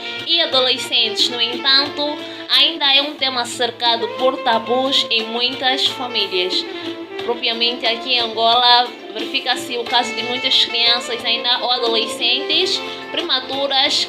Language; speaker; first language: Portuguese; native; Portuguese